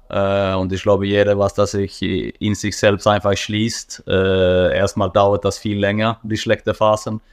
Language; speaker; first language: German; non-native, fluent; Swedish